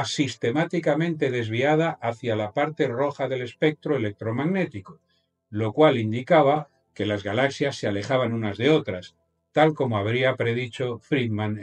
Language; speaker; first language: Spanish; native; Spanish